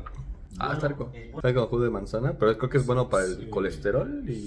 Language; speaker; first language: Spanish; native; Spanish